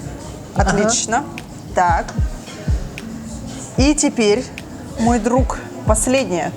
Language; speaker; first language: Russian; native; Russian